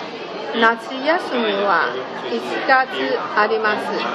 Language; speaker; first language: Japanese; non-native, learner; Chinese